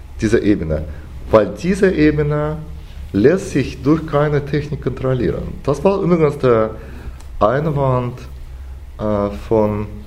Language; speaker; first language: German; non-native, fluent; Russian